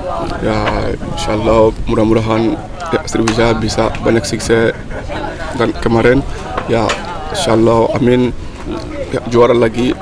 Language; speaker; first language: Indonesian; non-native, learner; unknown